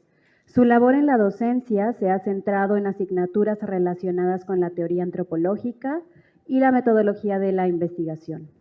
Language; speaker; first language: Spanish; native; Spanish